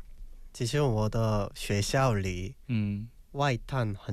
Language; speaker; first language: Chinese; non-native, fluent; Korean